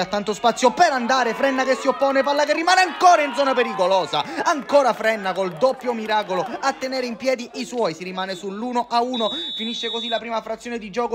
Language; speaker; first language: Italian; native; Italian